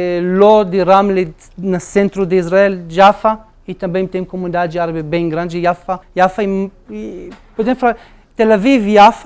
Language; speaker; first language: Portuguese; non-native, fluent; Arabic